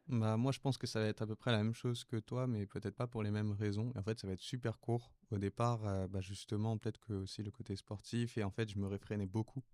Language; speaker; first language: French; early bilingual, other home language; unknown